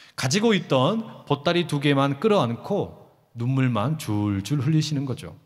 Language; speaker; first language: Korean; native; Korean